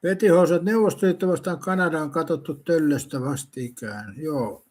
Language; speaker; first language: Finnish; native; Finnish